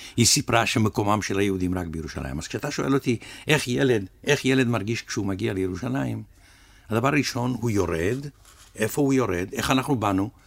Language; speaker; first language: Hebrew; early bilingual, other home language; Russian